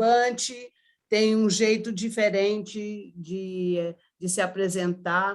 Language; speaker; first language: Portuguese; early bilingual, other home language; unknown